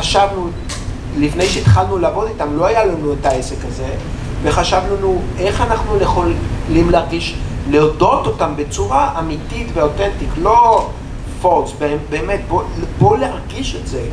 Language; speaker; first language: Hebrew; non-native, learner; English